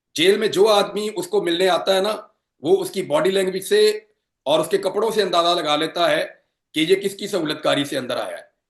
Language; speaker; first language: Urdu; non-native, local second language; Punjabi